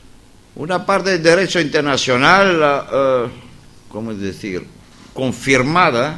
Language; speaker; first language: Spanish; non-native, fluent; Greek